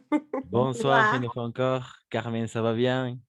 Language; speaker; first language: French; non-native, fluent; Spanish